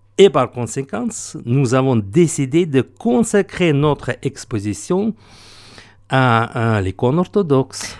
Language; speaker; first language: French; non-native, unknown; Russian